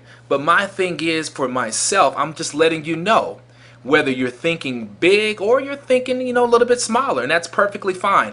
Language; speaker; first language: English; native; English